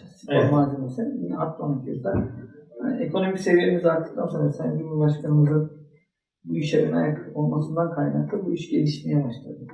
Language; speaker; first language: Turkish; native; Turkish